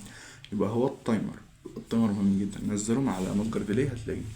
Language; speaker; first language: Arabic; native; Arabic